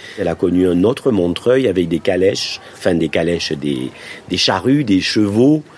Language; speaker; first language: French; native; French